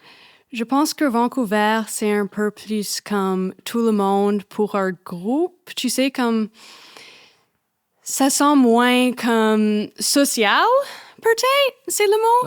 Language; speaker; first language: French; non-native, fluent; English